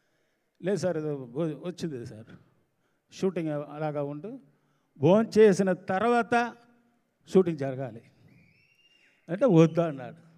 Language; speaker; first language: Telugu; non-native, learner; Tamil